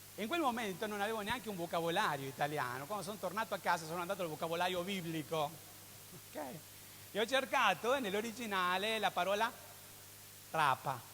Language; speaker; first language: Italian; non-native, fluent; Spanish